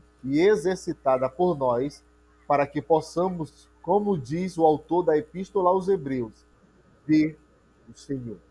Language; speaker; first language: Portuguese; native; Portuguese